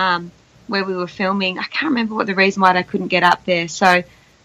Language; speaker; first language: English; native; English